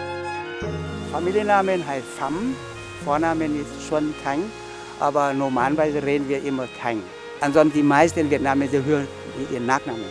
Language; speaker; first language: German; non-native, learner; Vietnamese